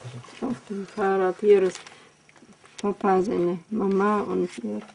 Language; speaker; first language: German; early bilingual, heritage; German